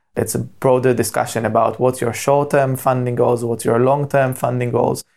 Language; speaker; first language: English; non-native, fluent; Hebrew